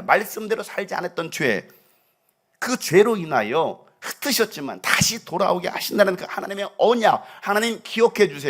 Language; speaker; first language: Korean; native; Korean